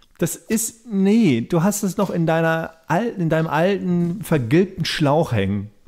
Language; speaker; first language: German; native; German